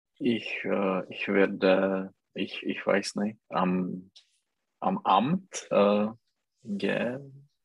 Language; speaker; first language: German; non-native, learner; Czech